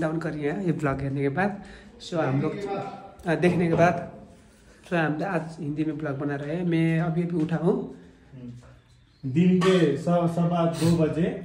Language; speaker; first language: Hindi; non-native, learner; Nepali